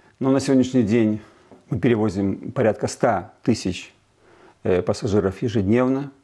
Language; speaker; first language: Russian; native; Russian